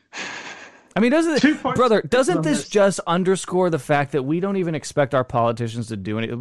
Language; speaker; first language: English; native; English